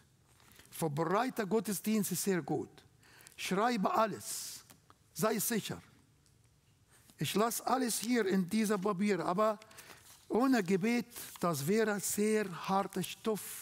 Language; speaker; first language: German; non-native, fluent; Arabic